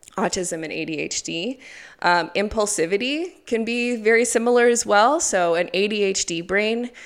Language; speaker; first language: English; native; English